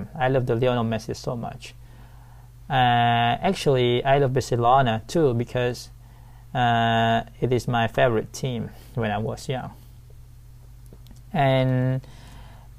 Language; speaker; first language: English; non-native, fluent; Thai